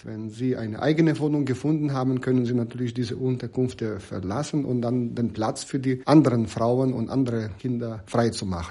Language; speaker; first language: German; non-native, fluent; Ukrainian